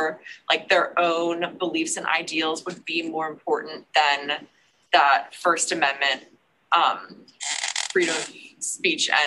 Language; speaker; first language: English; native; English